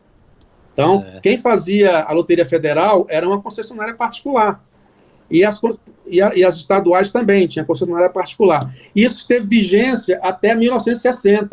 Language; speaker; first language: Portuguese; native; Portuguese